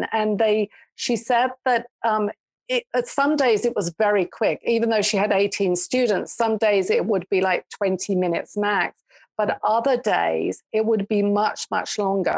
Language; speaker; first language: English; native; English